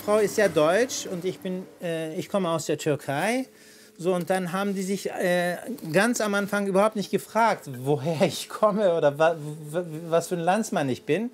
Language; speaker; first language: German; native; German